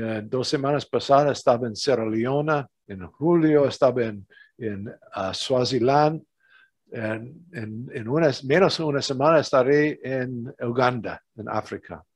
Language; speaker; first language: Spanish; non-native, fluent; English